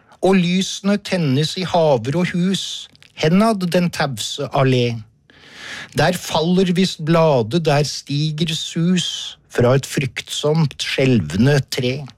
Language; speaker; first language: Norwegian; native; Norwegian